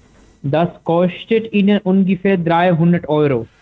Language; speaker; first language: German; non-native, learner; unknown